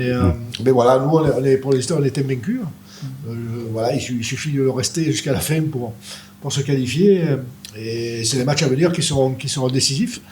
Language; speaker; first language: French; native; French